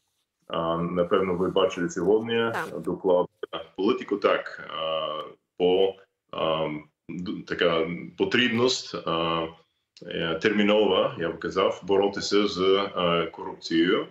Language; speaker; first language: Ukrainian; non-native, fluent; English